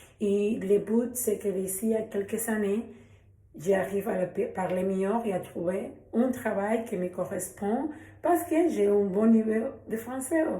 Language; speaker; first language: French; non-native, learner; Spanish